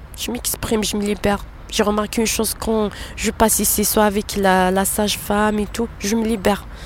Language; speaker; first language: French; non-native, local second language; Arabic